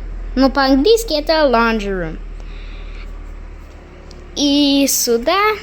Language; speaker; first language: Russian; non-native, learner; English